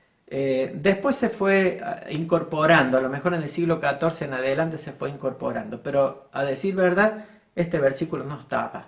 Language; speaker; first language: Spanish; native; Spanish